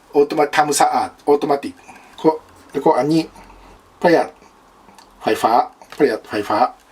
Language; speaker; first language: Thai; non-native, learner; Japanese